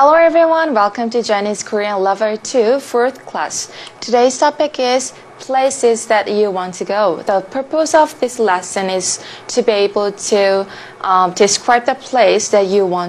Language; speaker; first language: English; non-native, fluent; Korean